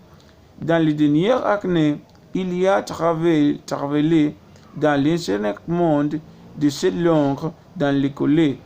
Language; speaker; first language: French; non-native, learner; Spanish